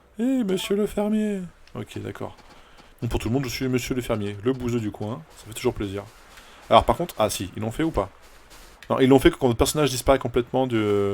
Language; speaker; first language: French; native; French